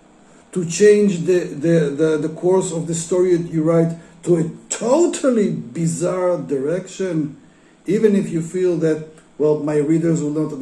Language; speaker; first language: English; non-native, fluent; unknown